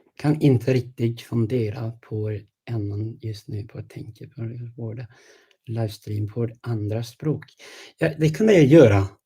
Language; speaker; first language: Swedish; non-native, fluent; English